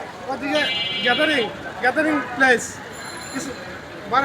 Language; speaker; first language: English; non-native, learner; Bangla